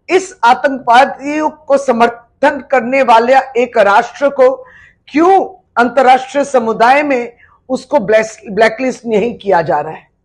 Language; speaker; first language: Hindi; non-native, local second language; Bangla